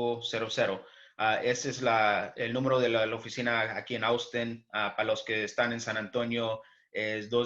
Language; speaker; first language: Spanish; early bilingual, heritage; English